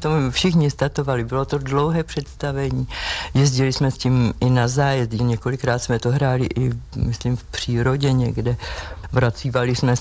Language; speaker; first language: Czech; native; Czech